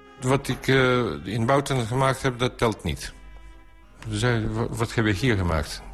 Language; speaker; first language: Dutch; non-native, learner; Bosnian